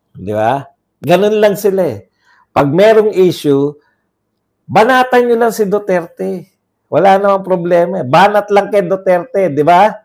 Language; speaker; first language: Filipino; non-native, local second language; Iloko